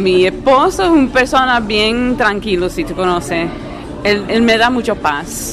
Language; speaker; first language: Spanish; early bilingual, heritage; English